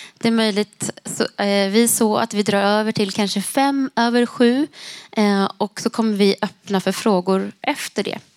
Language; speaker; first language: Swedish; native; Swedish